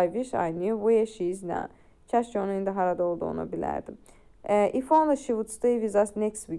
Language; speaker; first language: English; non-native, fluent; Azerbaijani